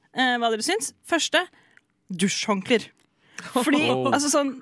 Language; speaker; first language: Norwegian; native; Norwegian